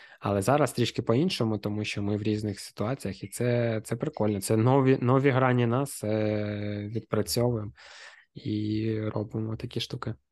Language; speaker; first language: Ukrainian; non-native, local second language; Russian